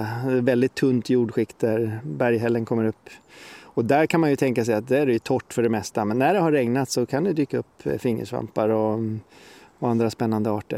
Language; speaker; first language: Swedish; native; Swedish